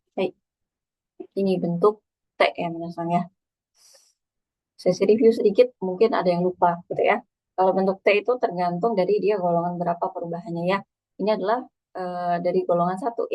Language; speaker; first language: Indonesian; native; Indonesian